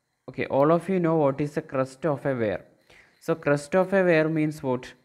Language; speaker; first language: English; non-native, local second language; Malayalam